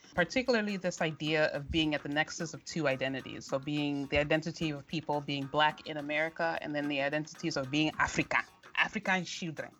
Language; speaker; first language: English; native; English